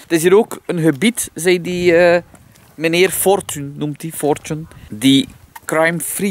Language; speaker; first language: Dutch; native; Dutch